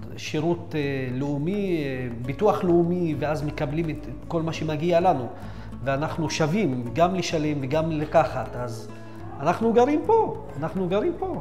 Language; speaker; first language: Hebrew; non-native, local second language; Arabic